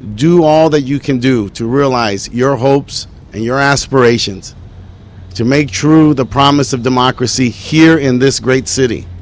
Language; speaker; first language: English; early bilingual, other home language; Spanish